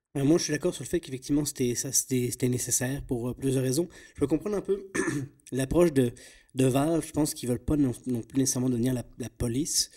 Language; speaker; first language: French; native; French